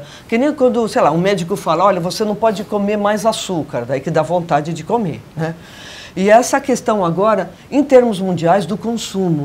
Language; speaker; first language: Portuguese; native; Portuguese